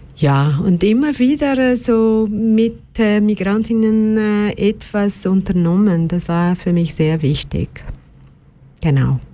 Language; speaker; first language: German; non-native, fluent; Portuguese